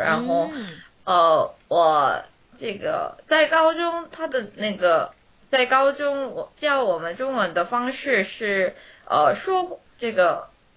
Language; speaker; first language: Chinese; non-native, learner; Korean